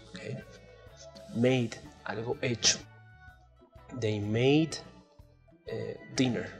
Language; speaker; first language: English; non-native, fluent; Spanish